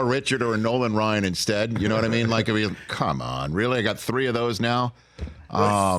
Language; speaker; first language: English; native; English